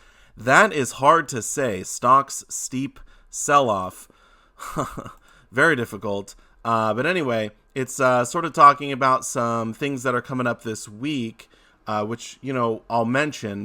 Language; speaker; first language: English; native; English